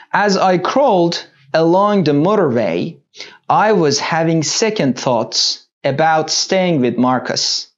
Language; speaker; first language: English; non-native, fluent; Persian